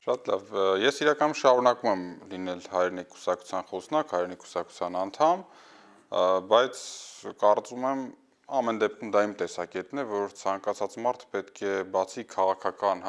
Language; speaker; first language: Armenian; native; Armenian